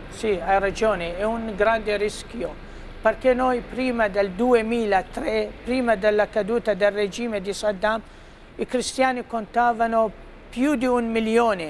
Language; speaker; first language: Italian; non-native, fluent; Arabic